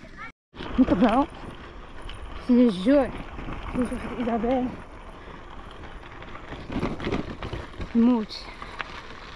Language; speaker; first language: French; non-native, local second language; Arabic